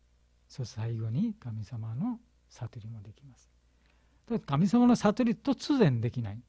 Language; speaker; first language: Japanese; non-native, learner; Bangla